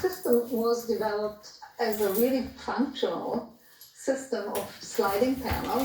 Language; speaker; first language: English; non-native, fluent; Italian